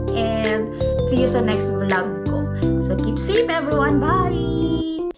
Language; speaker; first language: Filipino; native; Filipino